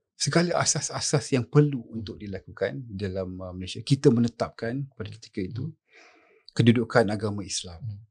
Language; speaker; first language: Malay; native; Malay